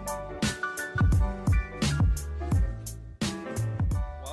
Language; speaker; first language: English; native; English